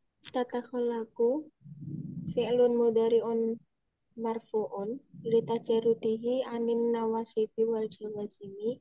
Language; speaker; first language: Arabic; non-native, learner; Indonesian